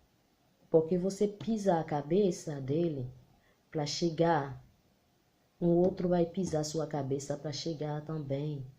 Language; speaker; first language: Portuguese; non-native, learner; Haitian Creole